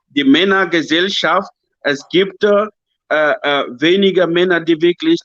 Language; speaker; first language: German; non-native, fluent; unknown